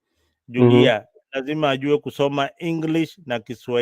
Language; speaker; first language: Swahili; non-native, local second language; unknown